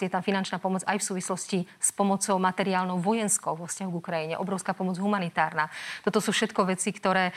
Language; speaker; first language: Slovak; native; Slovak